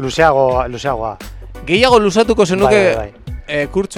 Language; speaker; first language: Basque; non-native, learner; Spanish